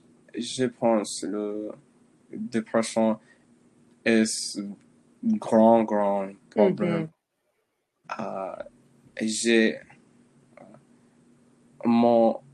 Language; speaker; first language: French; non-native, learner; English